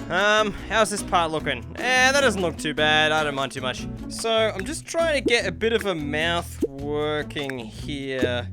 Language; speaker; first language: English; native; English